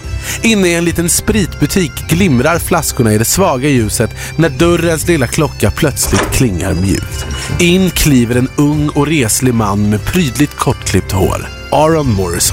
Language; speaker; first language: Swedish; native; Swedish